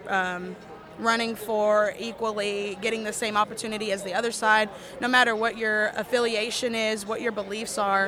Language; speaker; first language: English; native; English